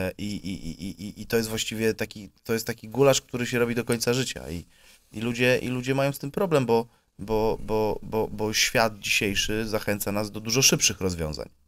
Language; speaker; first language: Polish; native; Polish